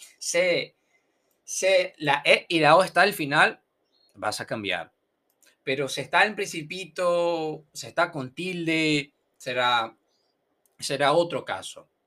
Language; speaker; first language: Spanish; non-native, fluent; Portuguese